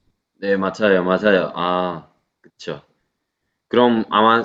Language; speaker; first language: Korean; non-native, learner; Spanish